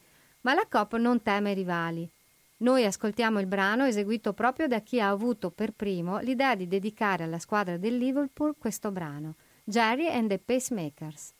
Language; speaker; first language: Italian; native; Italian